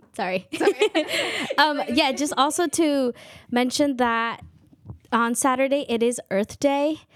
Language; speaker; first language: English; non-native, fluent; Kʼicheʼ